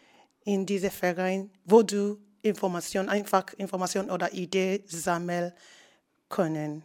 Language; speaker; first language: German; non-native, learner; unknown